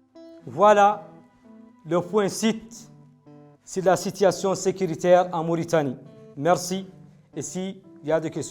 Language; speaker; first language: French; non-native, local second language; Arabic